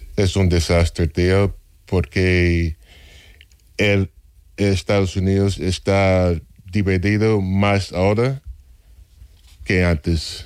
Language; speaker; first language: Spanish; non-native, fluent; English